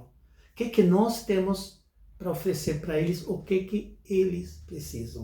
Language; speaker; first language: Portuguese; non-native, fluent; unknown